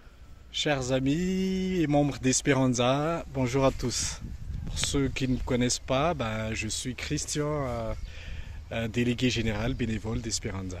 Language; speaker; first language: French; non-native, local second language; Malagasy